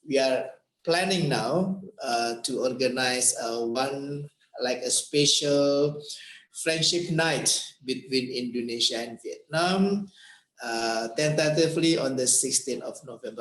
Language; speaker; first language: English; non-native, fluent; Indonesian